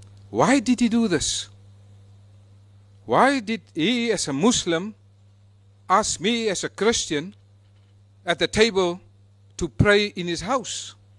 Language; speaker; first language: English; non-native, local second language; Afrikaans